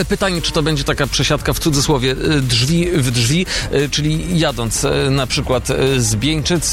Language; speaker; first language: Polish; native; Polish